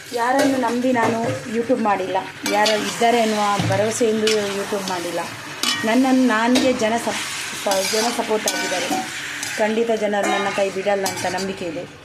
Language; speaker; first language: Kannada; non-native, local second language; Tulu